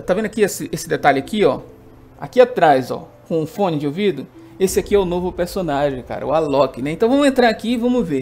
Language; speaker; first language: Portuguese; native; Portuguese